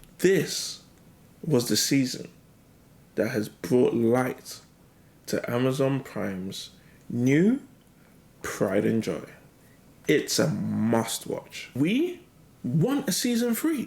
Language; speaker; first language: English; native; English